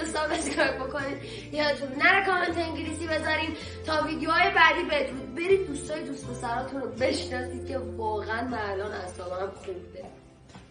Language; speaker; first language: Persian; native; Persian